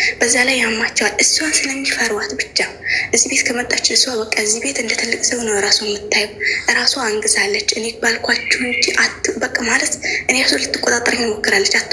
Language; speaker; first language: Amharic; native; Amharic